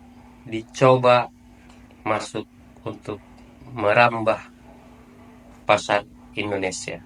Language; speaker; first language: Indonesian; native; Indonesian